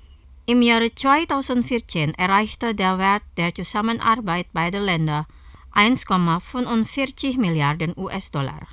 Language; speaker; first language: German; non-native, fluent; Indonesian